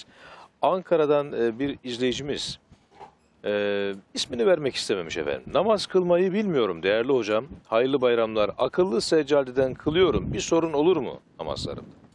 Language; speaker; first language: Turkish; native; Turkish